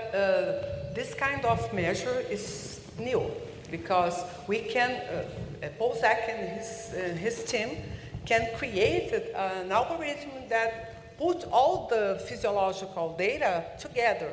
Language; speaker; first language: English; non-native, learner; Portuguese